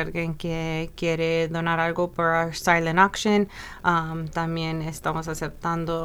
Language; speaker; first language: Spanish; early bilingual, other home language; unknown